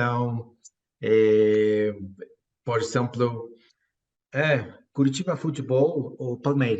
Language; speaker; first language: Portuguese; non-native, fluent; Spanish